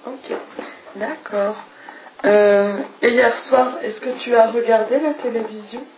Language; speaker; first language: French; non-native, fluent; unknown